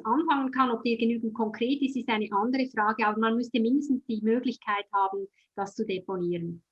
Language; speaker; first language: German; native; German